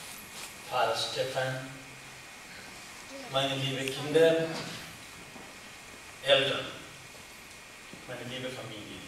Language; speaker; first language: German; non-native, learner; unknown